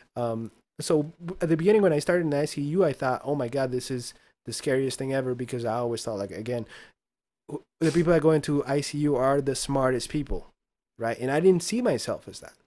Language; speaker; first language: English; early bilingual, other home language; Spanish